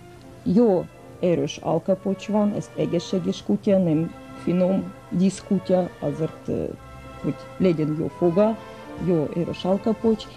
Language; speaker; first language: Hungarian; non-native, fluent; Russian